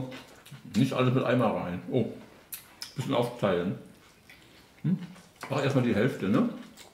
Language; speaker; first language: German; native; German